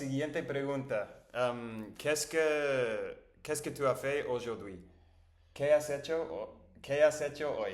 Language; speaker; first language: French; non-native, learner; English